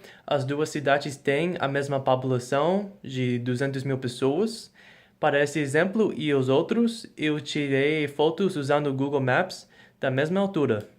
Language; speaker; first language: Portuguese; non-native, fluent; English